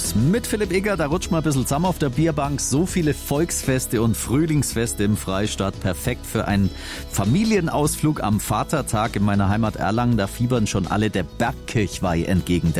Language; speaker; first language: German; native; German